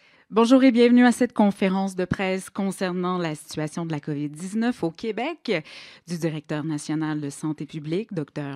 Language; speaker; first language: French; native; French